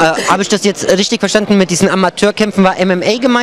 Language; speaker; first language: German; native; German